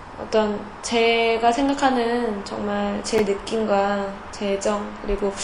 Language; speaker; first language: Korean; native; Korean